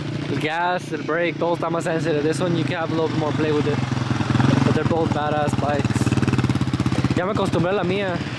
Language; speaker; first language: English; early bilingual, other home language; Spanish